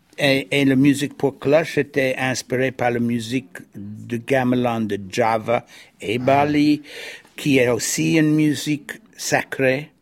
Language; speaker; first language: French; non-native, fluent; English